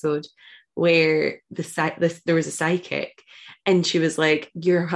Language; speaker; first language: English; native; English